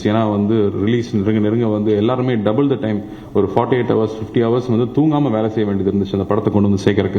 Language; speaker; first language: Tamil; native; Tamil